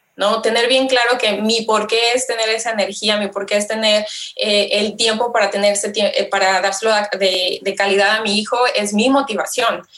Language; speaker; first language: Spanish; native; Spanish